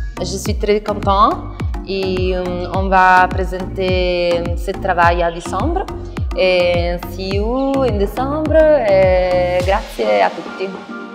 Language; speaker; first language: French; non-native, learner; Italian